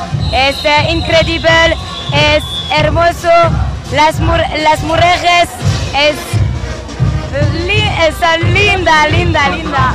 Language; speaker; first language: Spanish; non-native, learner; French